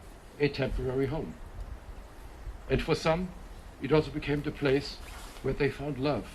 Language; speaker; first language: English; non-native, fluent; German